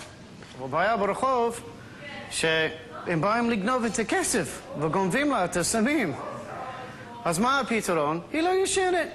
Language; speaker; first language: Hebrew; non-native, local second language; English